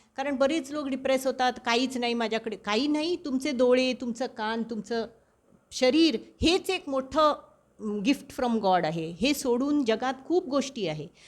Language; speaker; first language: Marathi; non-native, local second language; Konkani